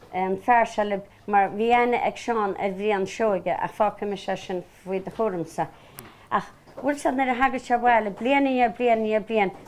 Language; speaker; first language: Irish; native; Irish